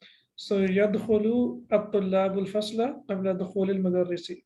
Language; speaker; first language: Arabic; non-native, fluent; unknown